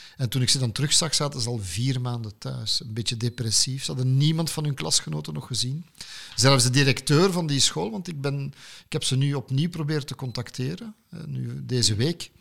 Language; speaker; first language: Dutch; native; Dutch